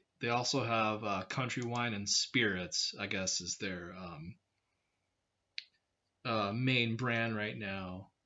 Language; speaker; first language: English; native; English